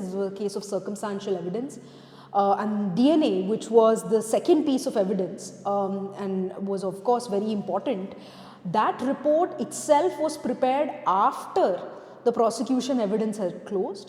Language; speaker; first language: English; non-native, local second language; Hindi